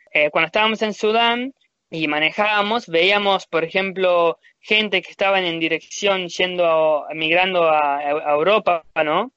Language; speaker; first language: Spanish; early bilingual, heritage; Spanish